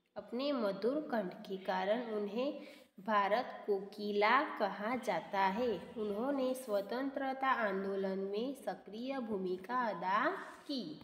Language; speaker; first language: Hindi; non-native, local second language; Gujarati